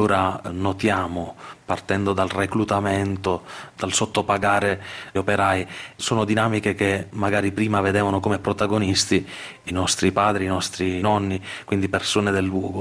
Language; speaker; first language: Italian; native; Italian